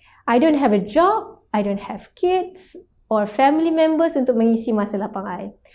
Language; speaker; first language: English; non-native, local second language; Malay